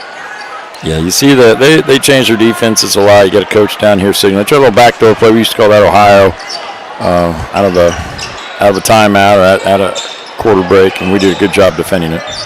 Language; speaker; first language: English; native; English